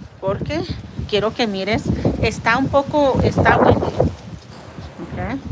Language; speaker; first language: Spanish; early bilingual, heritage; Spanish